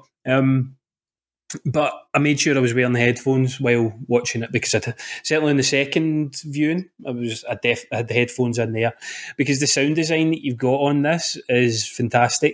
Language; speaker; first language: English; native; English